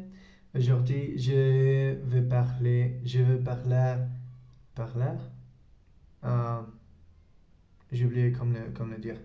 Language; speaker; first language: French; non-native, learner; Spanish